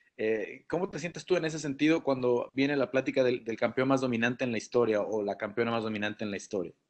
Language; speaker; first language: Spanish; native; Spanish